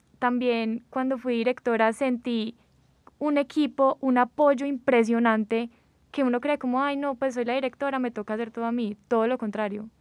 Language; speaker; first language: Spanish; native; Spanish